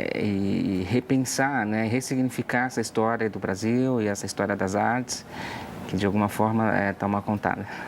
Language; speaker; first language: Portuguese; native; Portuguese